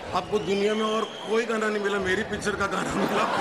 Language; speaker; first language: Hindi; native; Hindi